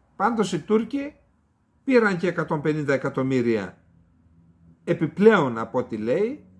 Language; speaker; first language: Greek; native; Greek